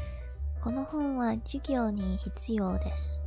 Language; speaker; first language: Japanese; non-native, learner; English